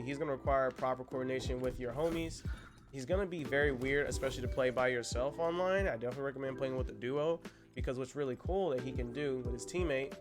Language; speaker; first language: English; native; English